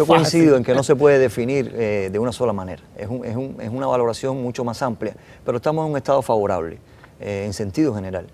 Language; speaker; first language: Spanish; native; Spanish